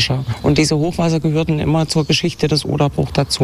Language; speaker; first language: German; native; German